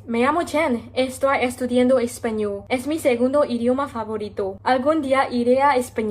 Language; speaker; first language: Spanish; non-native, learner; Burmese